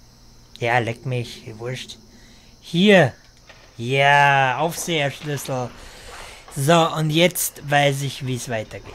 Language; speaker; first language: German; native; German